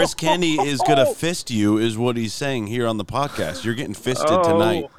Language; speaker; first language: English; native; English